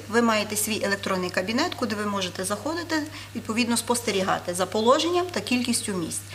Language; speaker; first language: Ukrainian; native; Ukrainian